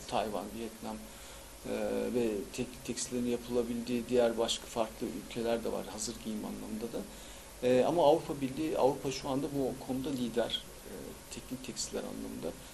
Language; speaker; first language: Turkish; early bilingual, heritage; Turkish